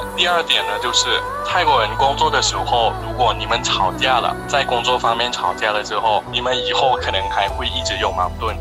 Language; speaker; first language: Chinese; non-native, fluent; Thai